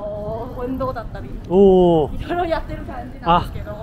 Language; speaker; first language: Japanese; non-native, fluent; Chinese